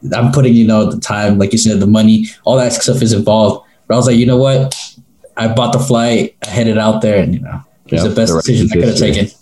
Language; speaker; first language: English; native; English